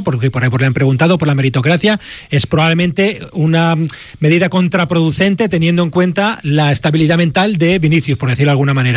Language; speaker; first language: Spanish; native; Spanish